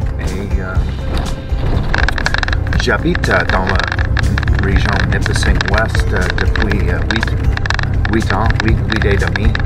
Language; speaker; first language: French; non-native, learner; English